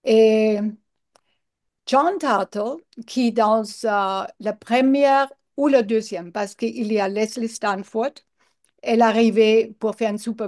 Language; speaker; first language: French; non-native, learner; English